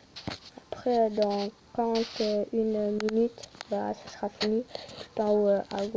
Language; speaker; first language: French; native; French